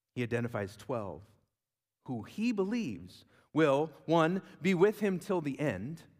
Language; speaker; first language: English; native; English